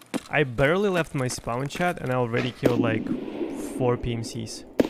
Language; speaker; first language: English; non-native, fluent; Russian